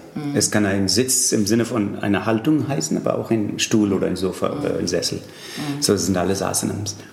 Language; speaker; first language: German; non-native, fluent; Tamil